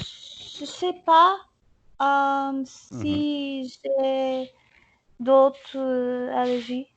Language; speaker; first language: French; non-native, learner; English